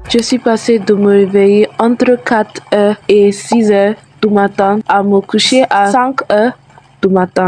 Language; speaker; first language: French; non-native, learner; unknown